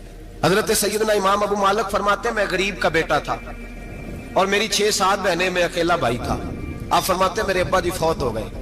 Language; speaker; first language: Hindi; non-native, local second language; Punjabi